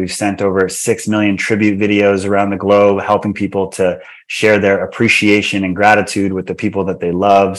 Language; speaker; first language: English; native; English